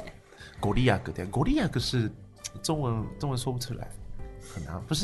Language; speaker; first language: Chinese; non-native, fluent; Japanese